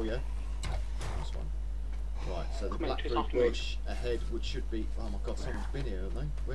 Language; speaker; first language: English; native; English